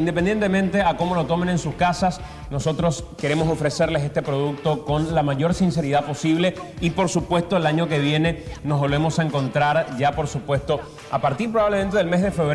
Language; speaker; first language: Spanish; native; Spanish